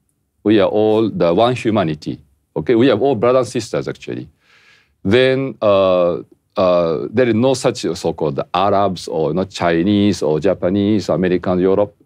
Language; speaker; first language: English; non-native, fluent; Japanese